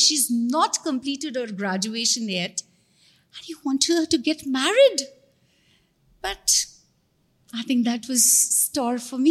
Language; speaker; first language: English; non-native, local second language; Tamil